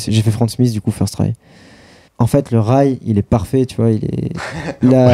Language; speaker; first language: French; native; French